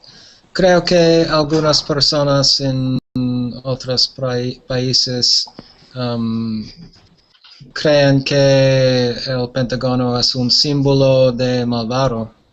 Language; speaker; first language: Spanish; non-native, learner; English